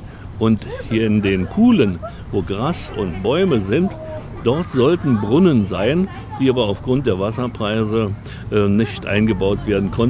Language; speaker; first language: German; native; German